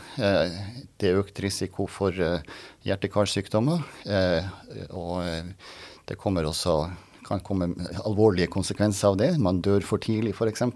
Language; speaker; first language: Norwegian; native; Norwegian